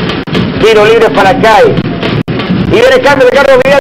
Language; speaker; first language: Spanish; native; Spanish